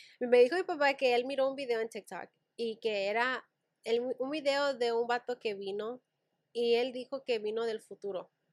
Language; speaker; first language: Spanish; early bilingual, heritage; Spanish